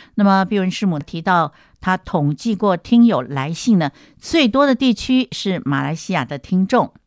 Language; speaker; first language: Chinese; native; Chinese